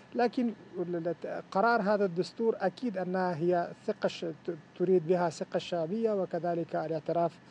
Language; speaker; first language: Arabic; non-native, fluent; Persian